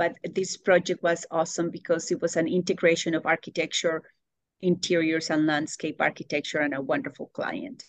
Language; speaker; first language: English; non-native, fluent; Spanish